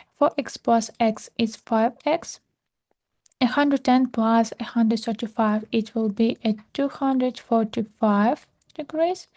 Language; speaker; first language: English; non-native, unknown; Ukrainian